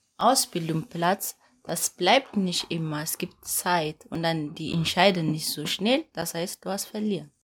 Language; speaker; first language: German; non-native, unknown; Amharic